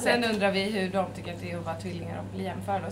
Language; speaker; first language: Swedish; native; Swedish